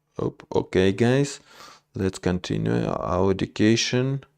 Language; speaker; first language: English; non-native, learner; Russian